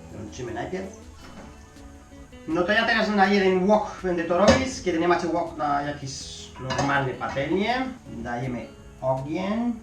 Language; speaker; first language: Polish; non-native, learner; Spanish